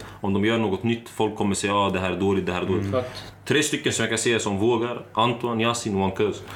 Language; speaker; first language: Swedish; early bilingual, other home language; Arabic